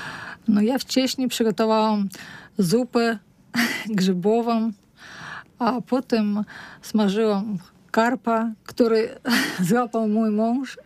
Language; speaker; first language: Polish; non-native, learner; Russian